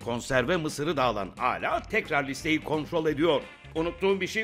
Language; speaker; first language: Turkish; native; Turkish